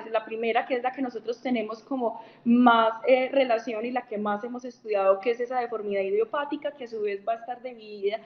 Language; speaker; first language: Spanish; native; Spanish